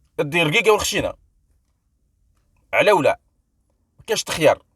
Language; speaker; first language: Arabic; native; Arabic